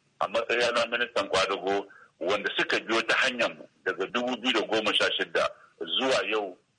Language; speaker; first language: Hausa; native; Hausa